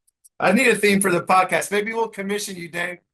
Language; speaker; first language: English; native; English